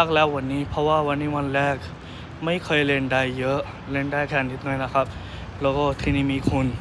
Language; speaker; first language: Thai; non-native, learner; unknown